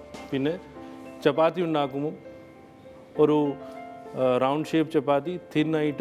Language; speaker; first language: Malayalam; non-native, fluent; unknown